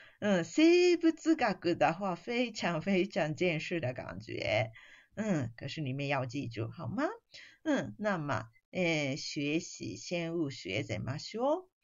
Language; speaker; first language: Chinese; non-native, fluent; Japanese